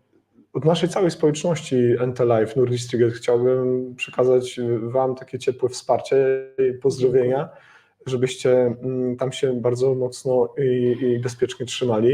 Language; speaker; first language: Polish; native; Polish